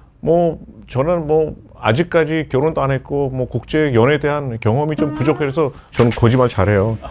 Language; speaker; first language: Korean; non-native, fluent; Hindi